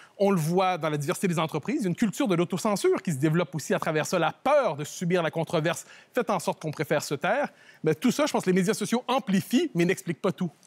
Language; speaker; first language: French; native; French